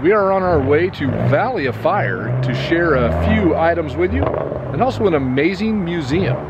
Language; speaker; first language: English; native; English